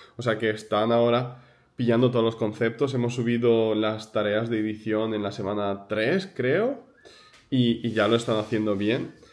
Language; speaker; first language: Spanish; early bilingual, other home language; Ukrainian